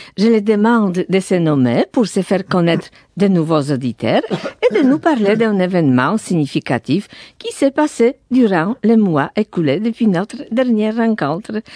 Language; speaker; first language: French; non-native, fluent; Polish